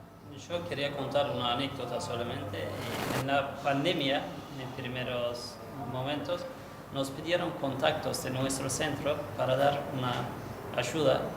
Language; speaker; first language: Spanish; non-native, learner; Turkish